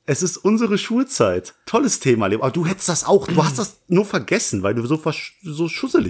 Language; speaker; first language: German; native; German